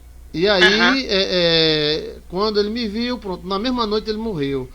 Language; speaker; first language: Portuguese; native; Portuguese